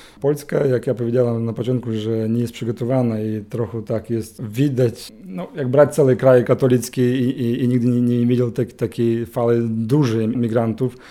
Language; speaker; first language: Polish; non-native, learner; Ukrainian